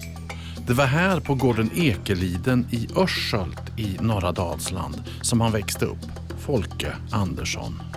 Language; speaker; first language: Swedish; native; Swedish